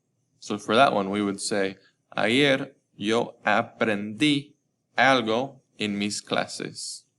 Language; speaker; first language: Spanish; non-native, fluent; English